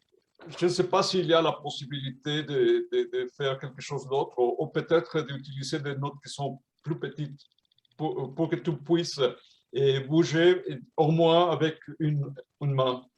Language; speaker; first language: French; non-native, fluent; Spanish